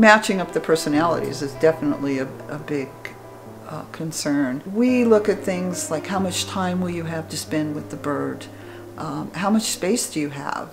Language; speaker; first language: English; native; English